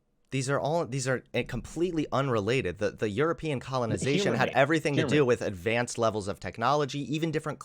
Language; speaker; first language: English; native; English